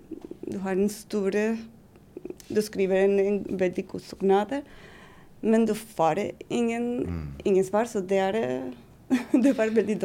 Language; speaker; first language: Norwegian; non-native, fluent; Spanish